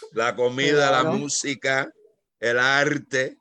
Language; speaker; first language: Spanish; early bilingual, other home language; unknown